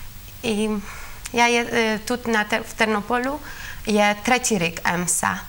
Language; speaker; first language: Ukrainian; non-native, learner; Polish